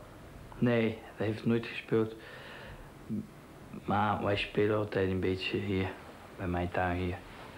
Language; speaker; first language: Dutch; non-native, learner; Portuguese